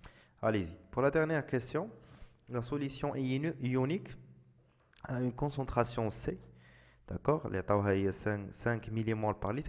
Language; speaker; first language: French; non-native, local second language; Arabic